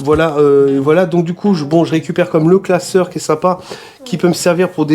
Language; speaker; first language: French; native; French